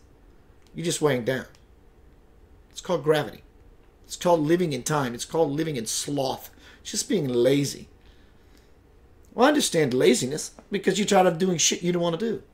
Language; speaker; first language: English; native; English